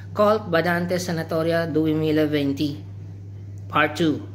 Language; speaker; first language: English; non-native, local second language; Filipino